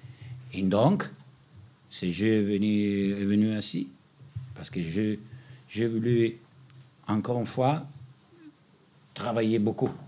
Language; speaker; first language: French; non-native, learner; Italian